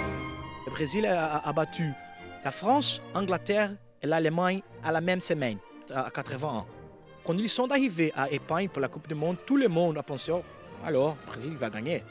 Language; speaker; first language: French; non-native, fluent; Portuguese